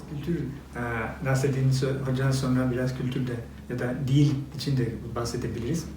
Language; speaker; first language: Turkish; non-native, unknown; Albanian